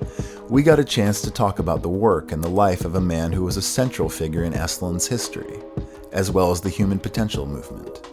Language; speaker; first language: English; native; English